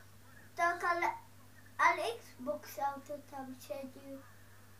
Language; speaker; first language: Polish; early bilingual, heritage; Dutch